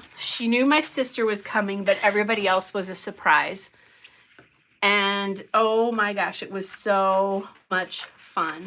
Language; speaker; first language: English; native; English